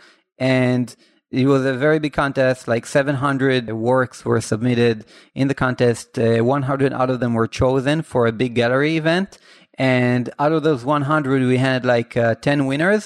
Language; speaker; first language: English; non-native, fluent; Hebrew